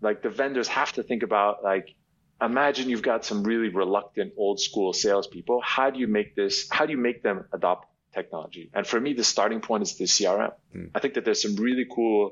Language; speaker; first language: English; native; English